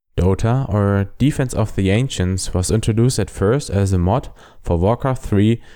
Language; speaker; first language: English; non-native, fluent; German